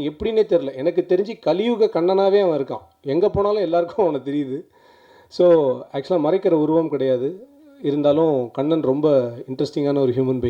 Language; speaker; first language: Tamil; native; Tamil